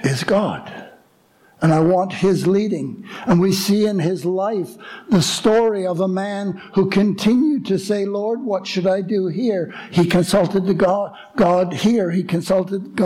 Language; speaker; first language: English; native; English